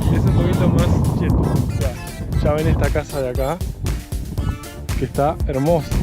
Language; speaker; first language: Spanish; native; Spanish